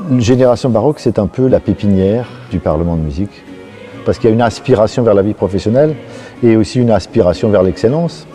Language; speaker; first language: French; native; French